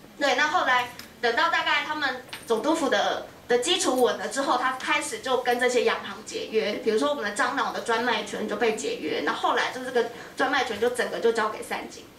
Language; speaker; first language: Chinese; native; Chinese